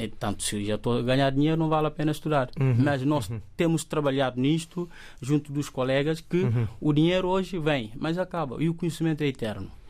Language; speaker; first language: Portuguese; non-native, local second language; Upper Guinea Crioulo